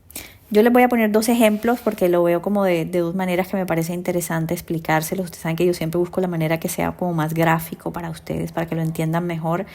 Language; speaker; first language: Spanish; native; Spanish